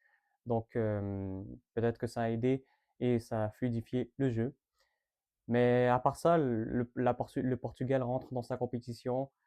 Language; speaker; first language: French; native; French